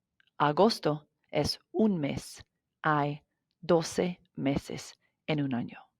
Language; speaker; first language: Spanish; non-native, fluent; English